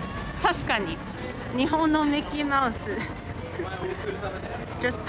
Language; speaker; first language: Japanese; non-native, learner; English